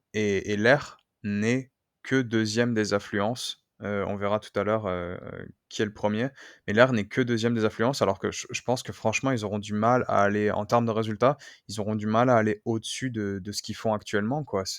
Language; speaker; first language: French; native; French